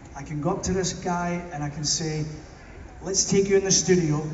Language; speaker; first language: English; native; English